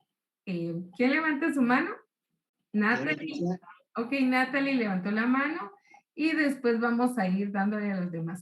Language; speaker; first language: Spanish; native; Spanish